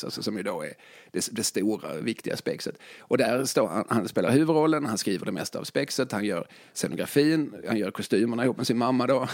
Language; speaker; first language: Swedish; native; Swedish